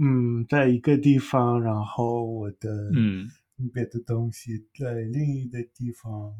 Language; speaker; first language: Chinese; non-native, fluent; English